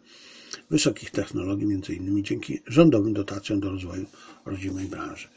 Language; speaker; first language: Polish; native; Polish